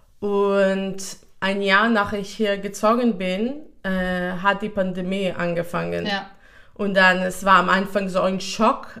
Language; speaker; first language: German; non-native, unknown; Hebrew